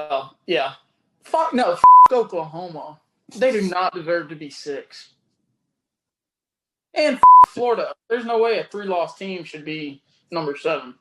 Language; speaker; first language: English; native; English